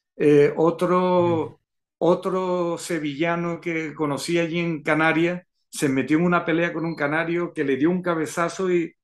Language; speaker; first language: Spanish; native; Spanish